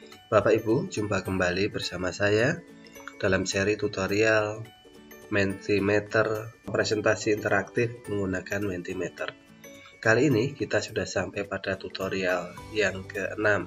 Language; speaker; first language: Indonesian; native; Indonesian